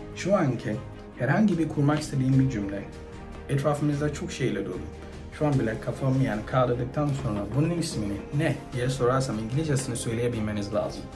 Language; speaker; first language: Turkish; non-native, fluent; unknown